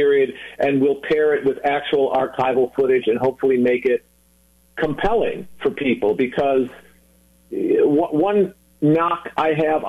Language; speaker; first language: English; native; English